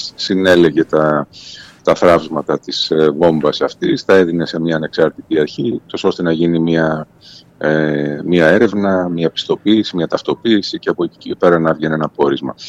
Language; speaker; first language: Greek; native; Greek